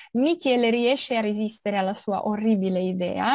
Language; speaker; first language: Italian; non-native, fluent; Russian